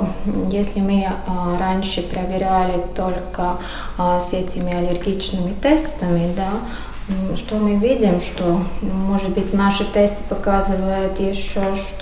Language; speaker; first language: Russian; non-native, local second language; Latvian